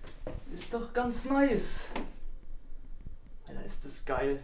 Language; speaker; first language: German; native; German